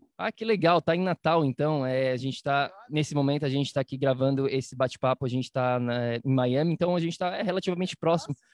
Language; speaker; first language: Portuguese; native; Portuguese